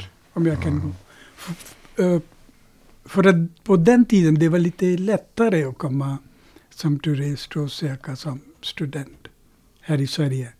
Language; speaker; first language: Swedish; non-native, fluent; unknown